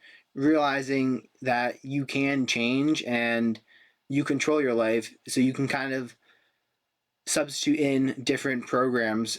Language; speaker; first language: English; native; English